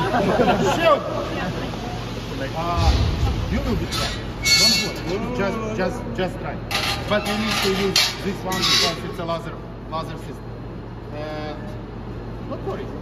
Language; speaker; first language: English; non-native, learner; Ukrainian